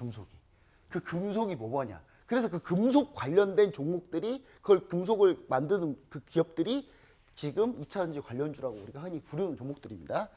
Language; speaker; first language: Korean; native; Korean